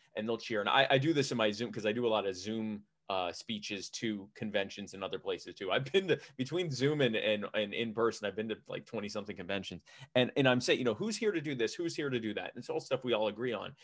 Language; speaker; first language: English; native; English